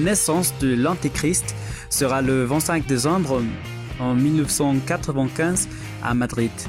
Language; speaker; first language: French; non-native, fluent; Spanish